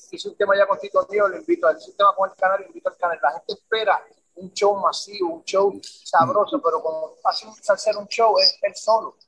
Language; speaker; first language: Spanish; native; Spanish